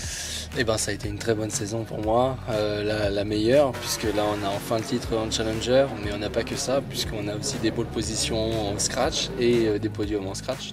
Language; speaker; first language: French; native; French